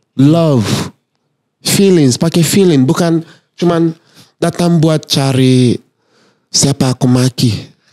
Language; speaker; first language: Indonesian; non-native, fluent; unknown